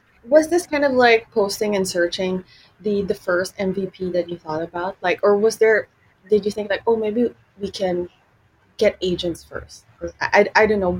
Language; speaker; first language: English; non-native, local second language; Filipino